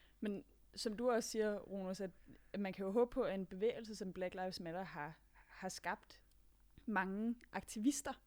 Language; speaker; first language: Danish; native; Danish